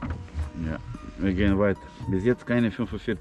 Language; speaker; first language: German; non-native, learner; Russian